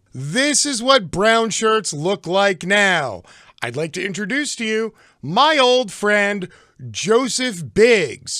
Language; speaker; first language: English; native; English